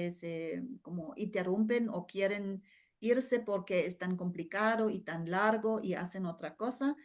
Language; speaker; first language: Spanish; non-native, fluent; German